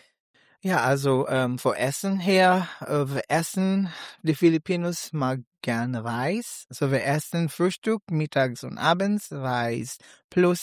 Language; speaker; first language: German; non-native, learner; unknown